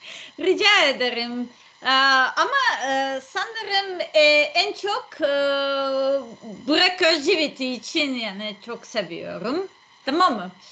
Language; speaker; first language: Turkish; non-native, learner; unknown